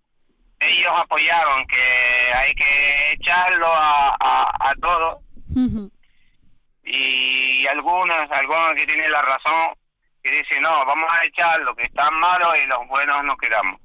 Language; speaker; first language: Spanish; non-native, fluent; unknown